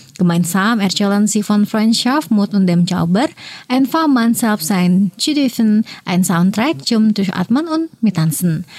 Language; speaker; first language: German; non-native, fluent; Indonesian